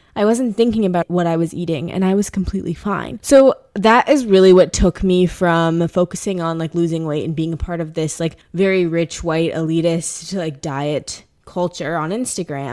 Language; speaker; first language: English; native; English